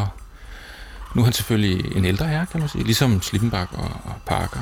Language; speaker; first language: Danish; native; Danish